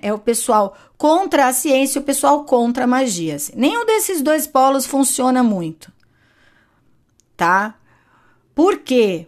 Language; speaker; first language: Portuguese; native; Portuguese